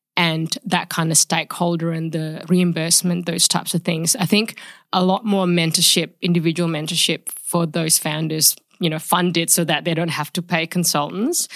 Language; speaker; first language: English; early bilingual, other home language; Indonesian